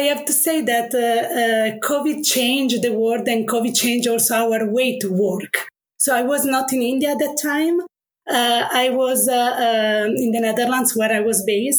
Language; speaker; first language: English; non-native, fluent; Italian